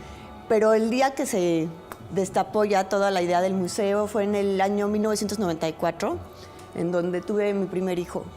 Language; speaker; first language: Spanish; native; Spanish